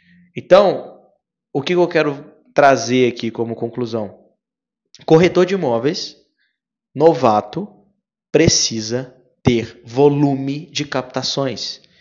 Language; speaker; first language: Portuguese; native; Portuguese